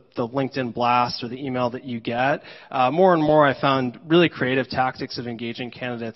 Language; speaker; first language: English; native; English